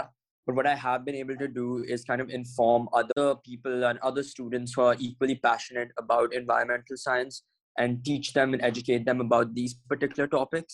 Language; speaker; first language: English; non-native, local second language; Hindi